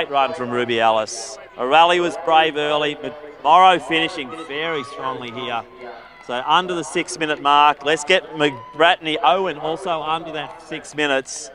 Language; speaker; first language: English; native; English